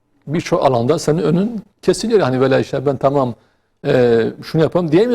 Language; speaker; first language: Turkish; native; Turkish